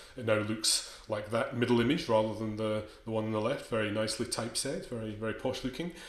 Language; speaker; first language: English; native; English